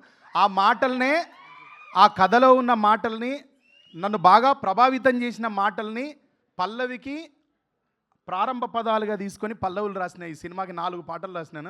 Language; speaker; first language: Telugu; native; Telugu